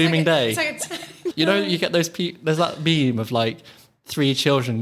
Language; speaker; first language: English; native; English